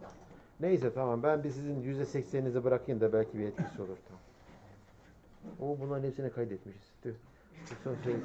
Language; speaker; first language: Turkish; native; Turkish